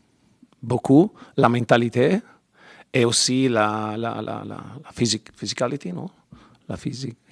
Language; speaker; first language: French; non-native, learner; Italian